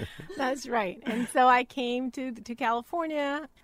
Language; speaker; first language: English; non-native, fluent; Portuguese